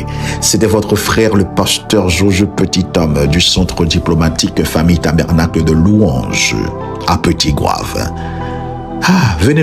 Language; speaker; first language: French; non-native, local second language; Haitian Creole